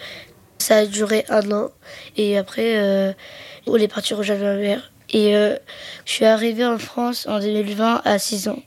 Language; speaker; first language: French; early bilingual, other home language; Arabic